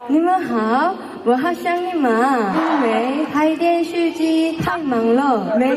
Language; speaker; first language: Chinese; non-native, learner; Korean